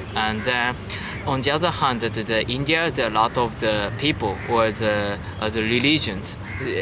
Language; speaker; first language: English; non-native, learner; Japanese